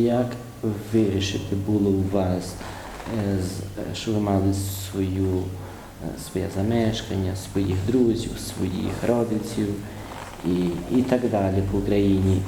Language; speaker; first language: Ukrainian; early bilingual, heritage; Ukrainian